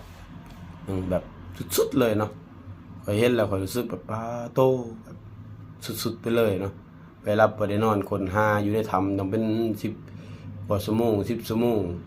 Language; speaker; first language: Thai; non-native, local second language; Northeastern Thai